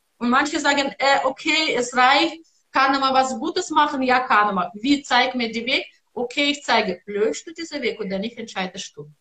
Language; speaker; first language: German; non-native, learner; Russian